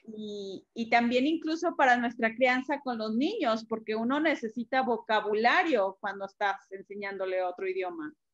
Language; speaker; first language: Spanish; native; Spanish